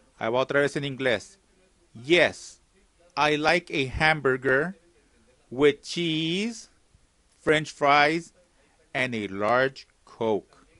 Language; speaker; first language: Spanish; early bilingual, heritage; Spanish